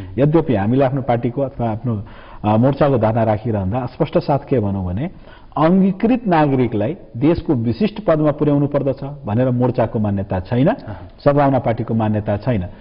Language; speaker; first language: Nepali; non-native, local second language; Maithili